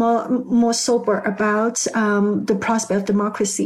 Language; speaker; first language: English; non-native, local second language; Cantonese